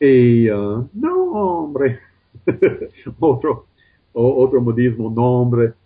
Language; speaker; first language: Spanish; non-native, fluent; English